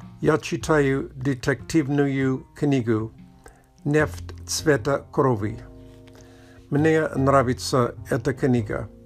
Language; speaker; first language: Russian; non-native, learner; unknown